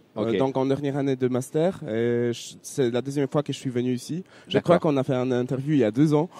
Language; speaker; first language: French; non-native, fluent; Polish